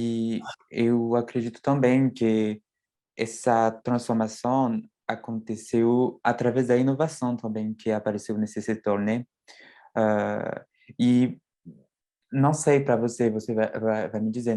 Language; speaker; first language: Portuguese; non-native, fluent; French